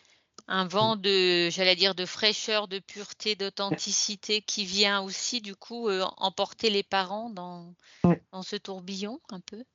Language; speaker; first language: French; native; French